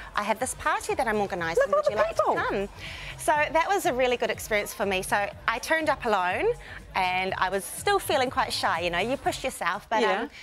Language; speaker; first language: English; native; English